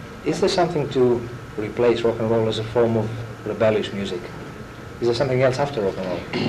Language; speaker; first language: English; non-native, fluent; Greek